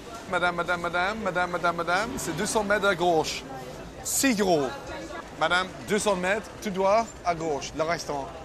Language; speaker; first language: French; non-native, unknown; English